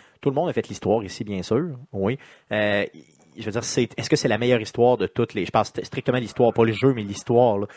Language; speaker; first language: French; native; French